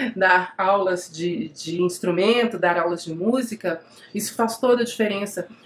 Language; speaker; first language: Portuguese; native; Portuguese